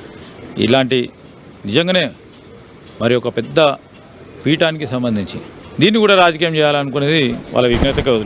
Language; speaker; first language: Telugu; native; Telugu